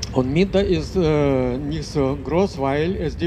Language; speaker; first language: German; non-native, fluent; Russian